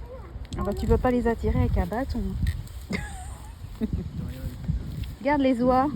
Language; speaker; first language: French; native; French